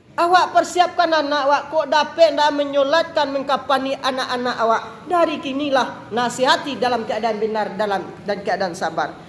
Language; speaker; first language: Malay; non-native, local second language; Minangkabau